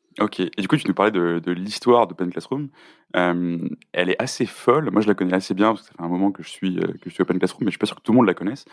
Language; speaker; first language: French; native; French